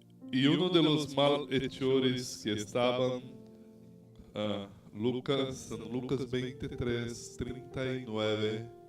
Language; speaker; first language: Spanish; non-native, fluent; Portuguese